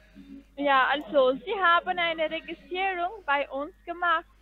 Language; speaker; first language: German; non-native, fluent; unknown